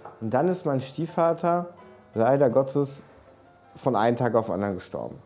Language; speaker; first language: German; early bilingual, other home language; Czech